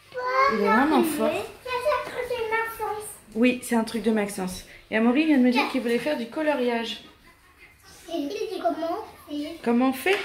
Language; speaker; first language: French; native; French